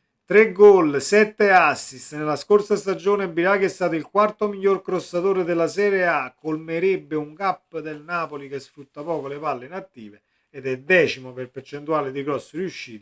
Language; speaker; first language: Italian; native; Italian